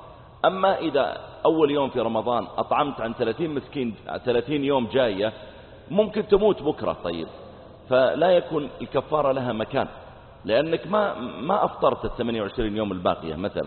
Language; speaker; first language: Arabic; native; Arabic